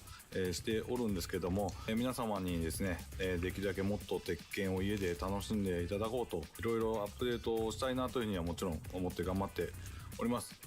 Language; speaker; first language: Japanese; native; Japanese